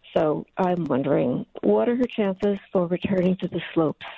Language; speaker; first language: English; native; English